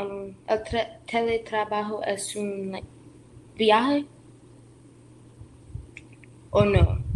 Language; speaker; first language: Spanish; non-native, learner; English